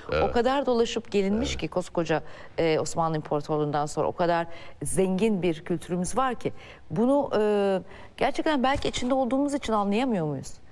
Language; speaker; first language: Turkish; native; Turkish